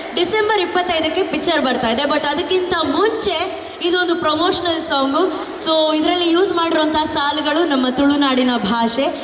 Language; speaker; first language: Kannada; non-native, local second language; Tulu